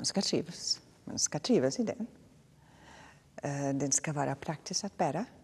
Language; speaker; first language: Swedish; non-native, fluent; German